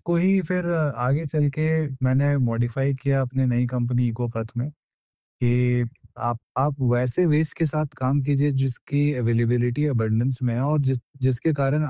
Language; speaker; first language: Hindi; native; Hindi